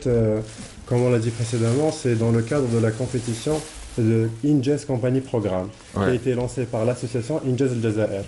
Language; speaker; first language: French; non-native, local second language; Arabic